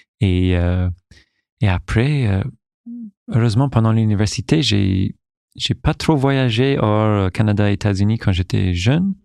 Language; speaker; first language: French; non-native, local second language; English